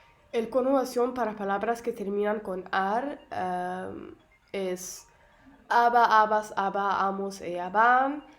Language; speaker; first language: Spanish; non-native, learner; Arabic